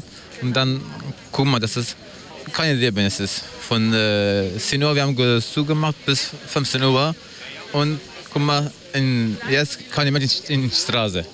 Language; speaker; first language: German; non-native, learner; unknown